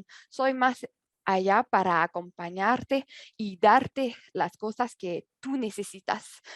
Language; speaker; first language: Spanish; non-native, learner; French